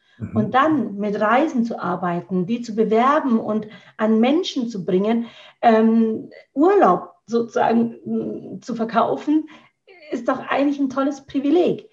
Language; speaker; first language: German; native; German